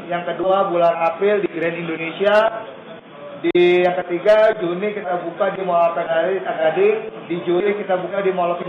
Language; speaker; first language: Malay; native; Malay